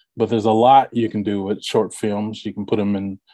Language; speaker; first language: English; native; English